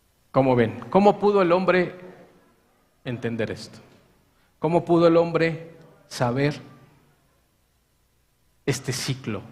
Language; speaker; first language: Spanish; native; Spanish